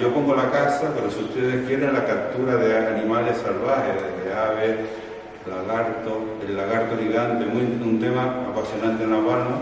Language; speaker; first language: Spanish; native; Spanish